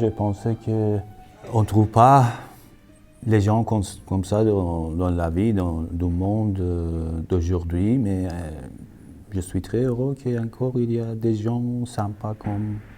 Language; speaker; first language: French; non-native, learner; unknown